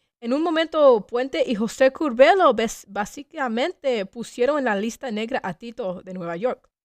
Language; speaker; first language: Spanish; early bilingual, heritage; Spanish